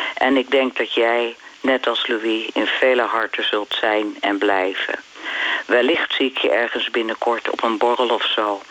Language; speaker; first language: Dutch; native; Dutch